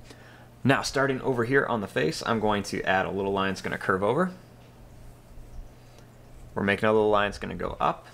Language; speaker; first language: English; native; English